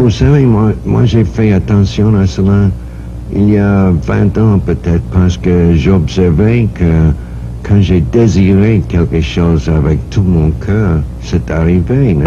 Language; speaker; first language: French; non-native, learner; English